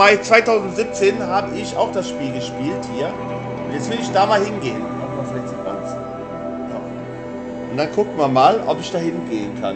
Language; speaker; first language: German; native; German